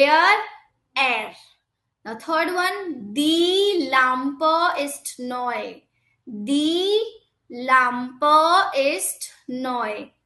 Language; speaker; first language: German; non-native, fluent; Hindi